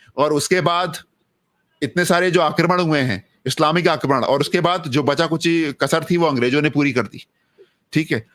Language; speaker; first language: Hindi; native; Hindi